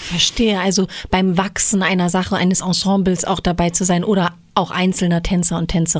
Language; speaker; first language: German; native; German